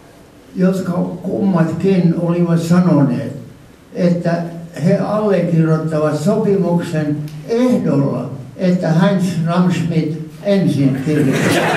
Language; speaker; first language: Finnish; non-native, local second language; Swedish